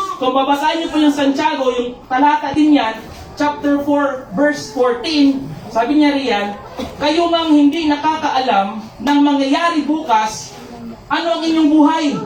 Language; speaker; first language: Filipino; non-native, local second language; Cebuano